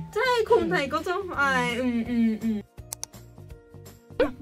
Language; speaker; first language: Thai; non-native, learner; Korean